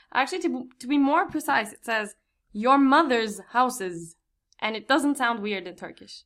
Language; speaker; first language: English; non-native, fluent; Turkish